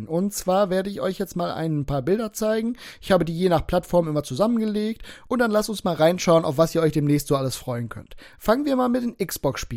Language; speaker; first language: German; native; German